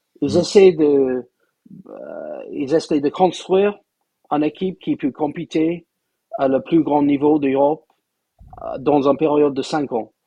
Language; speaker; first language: French; non-native, fluent; English